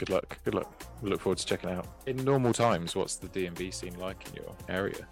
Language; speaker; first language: English; native; English